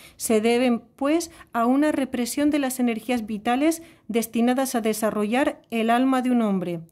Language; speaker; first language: Spanish; native; Spanish